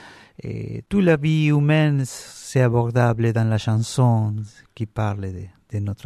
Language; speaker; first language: French; non-native, learner; Spanish